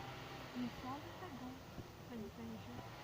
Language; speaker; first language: French; native; French